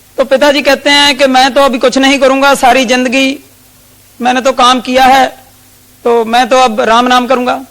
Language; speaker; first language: Hindi; non-native, local second language; Punjabi